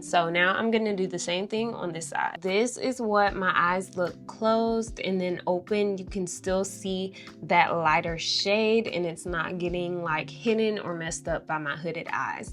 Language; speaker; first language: English; native; English